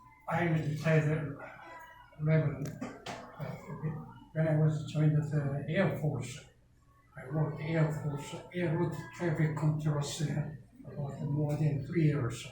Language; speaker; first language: English; non-native, learner; Korean